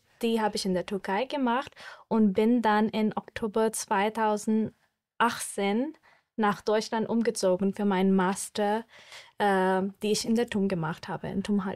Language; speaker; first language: German; non-native, fluent; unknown